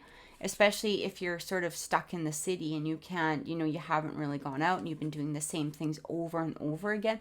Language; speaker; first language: English; native; English